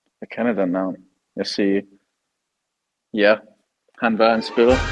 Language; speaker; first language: Danish; early bilingual, heritage; English